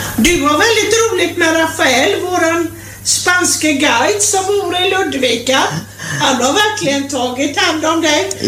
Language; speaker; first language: Swedish; native; Swedish